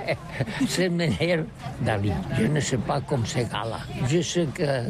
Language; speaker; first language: French; non-native, learner; Catalan